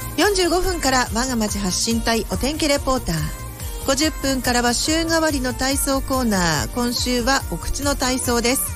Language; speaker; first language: Japanese; native; Japanese